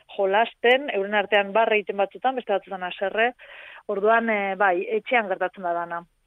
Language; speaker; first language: Basque; non-native, local second language; Spanish